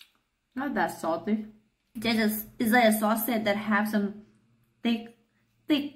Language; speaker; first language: English; non-native, learner; Thai